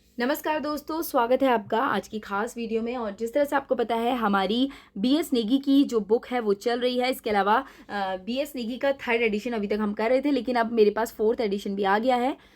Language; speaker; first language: Hindi; native; Hindi